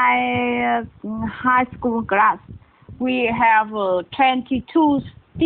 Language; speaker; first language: English; non-native, learner; Vietnamese